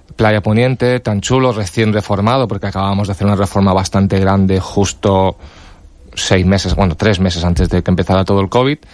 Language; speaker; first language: Spanish; early bilingual, other home language; English